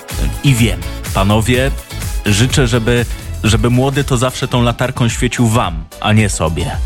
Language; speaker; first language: Polish; native; Polish